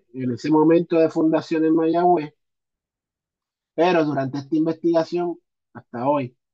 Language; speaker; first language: Spanish; native; Spanish